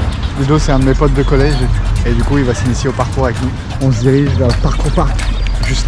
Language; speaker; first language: French; native; French